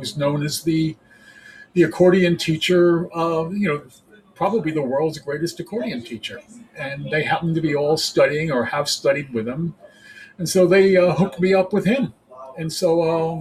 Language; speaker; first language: English; native; English